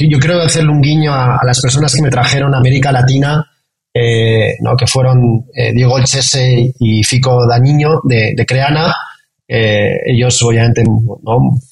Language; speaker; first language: Spanish; native; Spanish